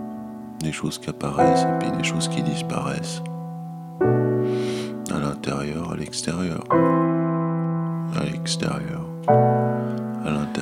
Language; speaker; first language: French; native; French